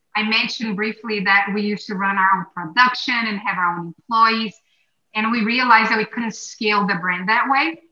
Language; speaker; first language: English; non-native, fluent; Portuguese